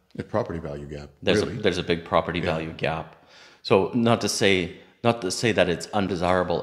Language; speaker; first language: English; native; English